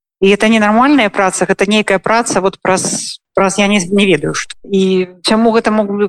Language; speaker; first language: Belarusian; non-native, local second language; Russian